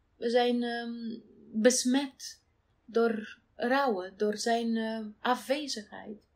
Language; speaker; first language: Dutch; non-native, fluent; Romanian